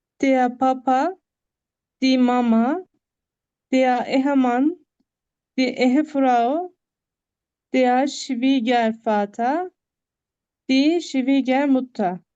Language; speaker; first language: German; non-native, learner; Turkish